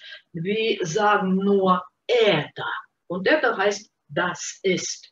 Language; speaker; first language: German; non-native, fluent; Russian